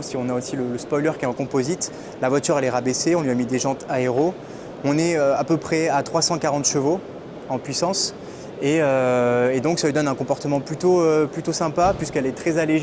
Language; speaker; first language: French; native; French